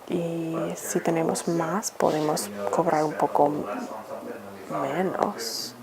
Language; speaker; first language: Spanish; non-native, fluent; English